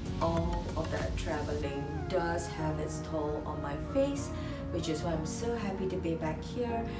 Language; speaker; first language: English; native; English